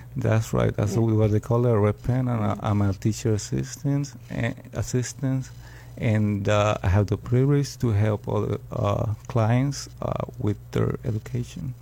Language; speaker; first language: English; early bilingual, other home language; Spanish